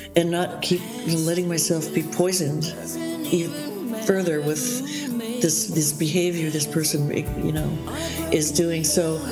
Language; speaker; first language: English; native; English